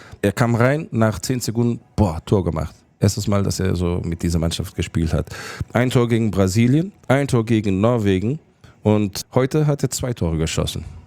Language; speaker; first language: German; non-native, fluent; Portuguese